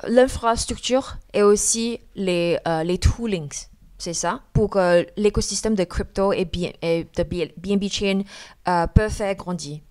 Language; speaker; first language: French; non-native, fluent; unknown